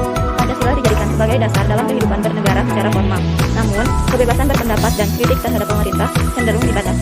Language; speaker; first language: Indonesian; native; Indonesian